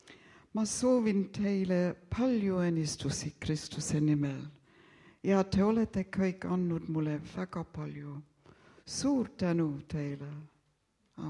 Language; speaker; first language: Estonian; early bilingual, heritage; Estonian